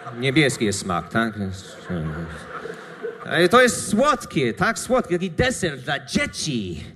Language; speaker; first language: Polish; non-native, learner; English